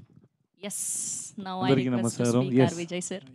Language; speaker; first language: Telugu; native; Telugu